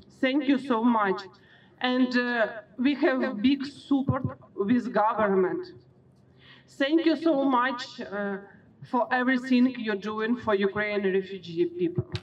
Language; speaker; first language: English; non-native, learner; Ukrainian